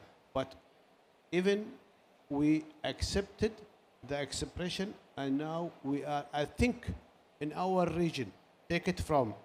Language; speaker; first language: English; non-native, learner; Arabic